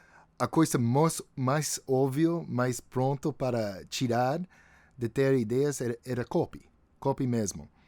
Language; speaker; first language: Portuguese; non-native, fluent; English